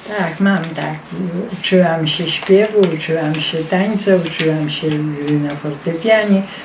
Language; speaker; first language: Polish; native; Polish